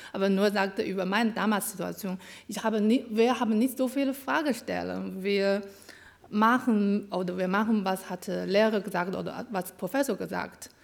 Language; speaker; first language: German; non-native, learner; Chinese